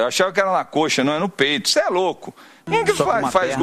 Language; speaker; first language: Portuguese; native; Portuguese